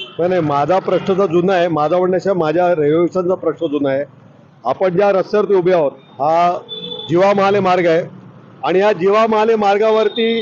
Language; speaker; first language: Marathi; native; Marathi